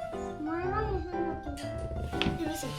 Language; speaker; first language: Japanese; early bilingual, other home language; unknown